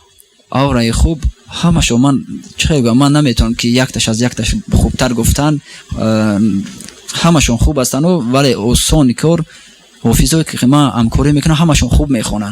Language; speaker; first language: Persian; non-native, local second language; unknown